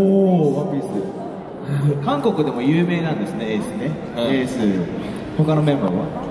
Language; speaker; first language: Japanese; non-native, fluent; Korean